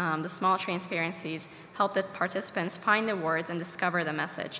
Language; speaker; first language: English; non-native, fluent; Persian